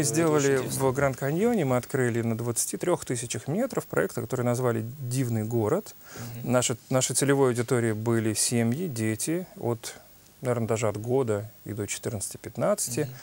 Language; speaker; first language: Russian; native; Russian